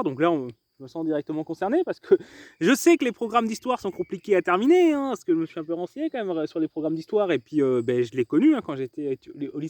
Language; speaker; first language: French; native; French